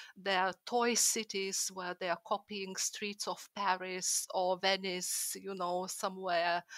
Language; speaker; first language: English; non-native, fluent; Lithuanian